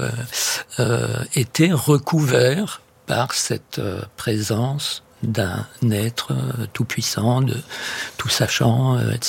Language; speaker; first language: French; native; French